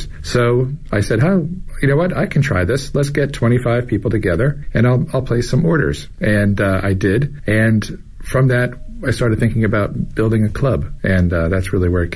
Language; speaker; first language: English; native; English